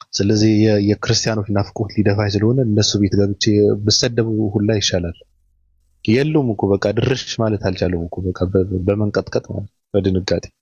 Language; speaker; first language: Amharic; native; Amharic